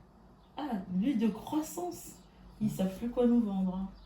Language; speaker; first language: French; native; French